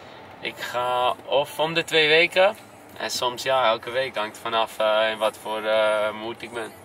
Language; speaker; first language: Dutch; non-native, fluent; Greek